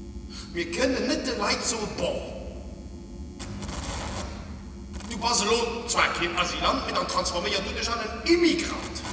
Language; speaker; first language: German; non-native, local second language; Luxembourgish